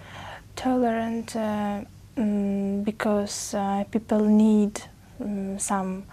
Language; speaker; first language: English; non-native, learner; Uzbek